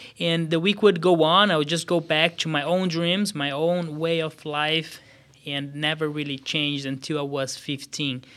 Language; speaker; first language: English; non-native, fluent; Portuguese